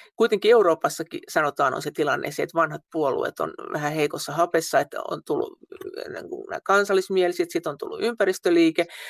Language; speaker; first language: Finnish; native; Finnish